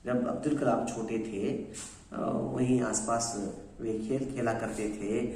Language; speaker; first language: Hindi; non-native, local second language; Kannada